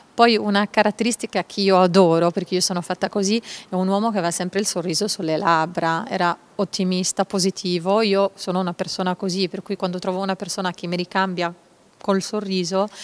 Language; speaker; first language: Italian; non-native, fluent; Hebrew